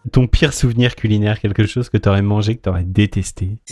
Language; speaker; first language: French; native; French